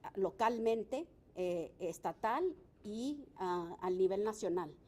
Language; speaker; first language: Spanish; early bilingual, other home language; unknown